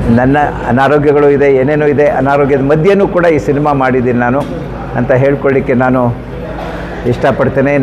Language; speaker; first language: Kannada; non-native, local second language; Konkani